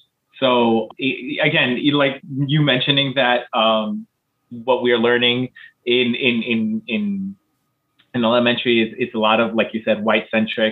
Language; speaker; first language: English; native; English